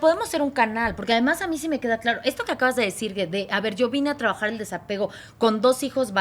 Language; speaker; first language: Spanish; native; Spanish